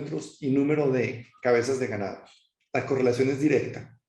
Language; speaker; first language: Spanish; native; Spanish